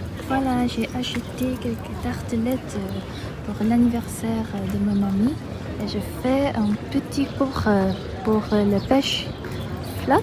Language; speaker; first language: French; non-native, fluent; Korean